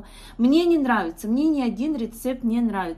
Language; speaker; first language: Russian; native; Russian